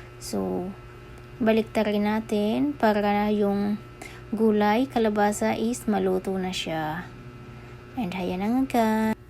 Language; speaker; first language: Filipino; non-native, local second language; Bikol